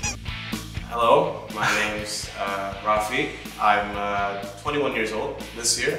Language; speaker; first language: English; non-native, fluent; Indonesian